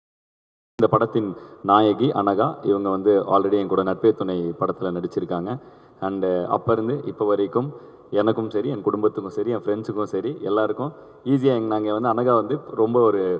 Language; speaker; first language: Tamil; native; Tamil